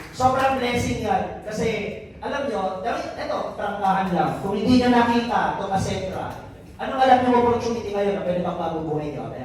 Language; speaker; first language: Filipino; non-native, local second language; Bikol